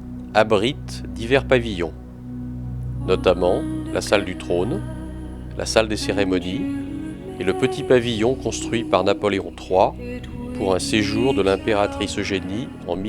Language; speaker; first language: French; native; French